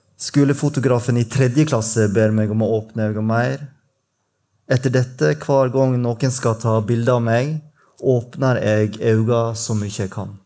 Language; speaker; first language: Norwegian; native; Norwegian